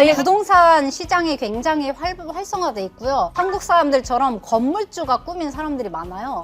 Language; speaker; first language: Korean; non-native, fluent; Kazakh